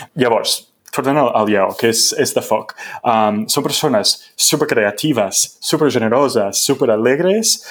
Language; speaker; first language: Catalan; non-native, fluent; English